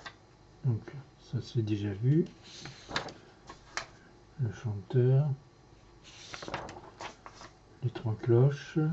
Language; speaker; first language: French; native; French